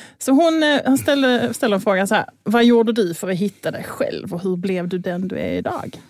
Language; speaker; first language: Swedish; native; Swedish